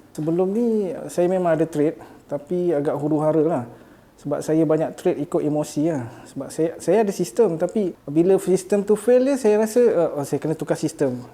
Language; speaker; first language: Malay; native; Malay